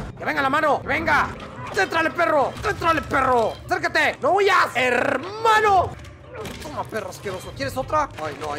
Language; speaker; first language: Spanish; native; Spanish